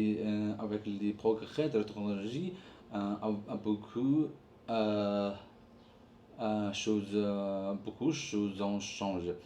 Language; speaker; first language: French; non-native, learner; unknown